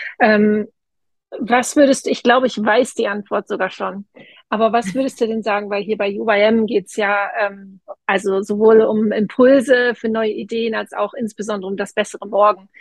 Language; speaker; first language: German; native; German